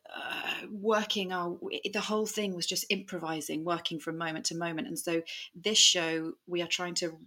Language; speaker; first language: English; native; English